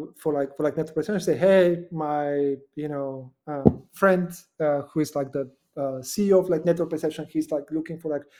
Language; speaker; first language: English; non-native, fluent; Bulgarian